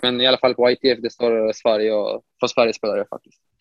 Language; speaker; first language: Swedish; non-native, fluent; Romanian